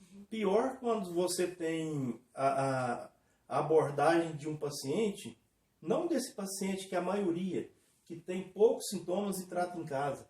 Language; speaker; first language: Portuguese; native; Portuguese